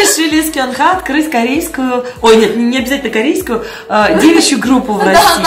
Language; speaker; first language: Russian; native; Russian